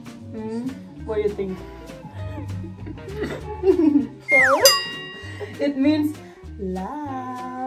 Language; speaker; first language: English; non-native, learner; Indonesian